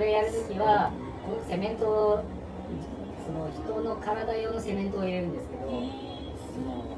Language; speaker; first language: Japanese; native; Japanese